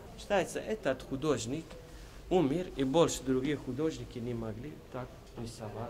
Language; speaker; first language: Russian; non-native, learner; Turkish